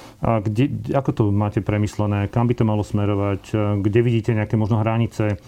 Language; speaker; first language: Slovak; native; Slovak